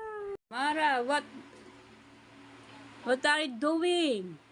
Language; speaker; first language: English; non-native, learner; Filipino